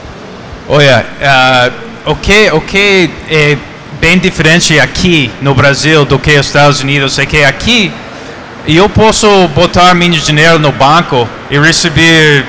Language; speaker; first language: Portuguese; non-native, fluent; English